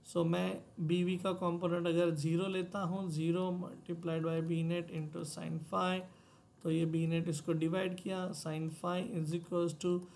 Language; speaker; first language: Hindi; non-native, local second language; Marathi